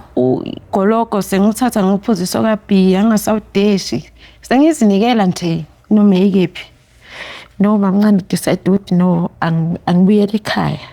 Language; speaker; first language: Zulu; native; Zulu